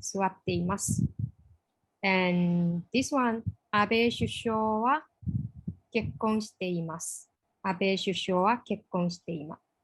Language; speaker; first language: Japanese; non-native, fluent; English